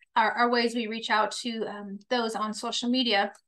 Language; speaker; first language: English; native; English